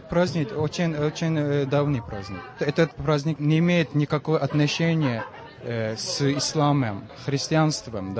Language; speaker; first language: Russian; non-native, fluent; Azerbaijani